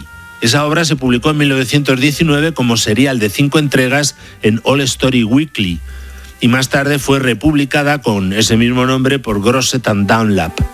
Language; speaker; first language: Spanish; native; Spanish